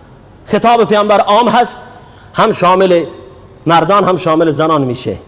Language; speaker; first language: Persian; native; Persian